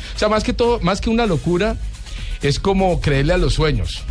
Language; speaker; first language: Spanish; native; Spanish